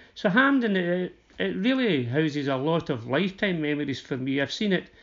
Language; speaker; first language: English; native; English